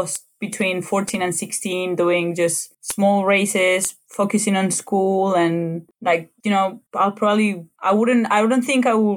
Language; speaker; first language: English; non-native, fluent; Spanish